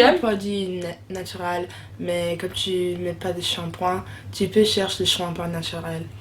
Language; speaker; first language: French; early bilingual, heritage; English